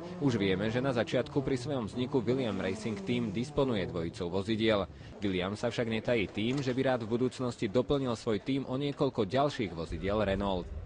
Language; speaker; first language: Slovak; native; Slovak